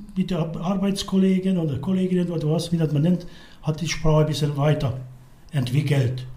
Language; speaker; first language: German; non-native, learner; Hungarian